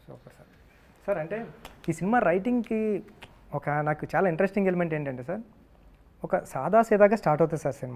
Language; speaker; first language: Telugu; native; Telugu